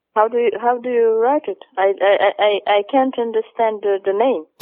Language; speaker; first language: English; non-native, fluent; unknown